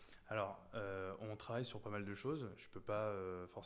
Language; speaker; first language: French; native; French